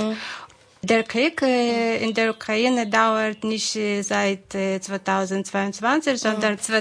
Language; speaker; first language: German; non-native, fluent; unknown